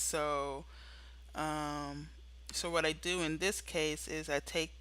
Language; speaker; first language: English; native; English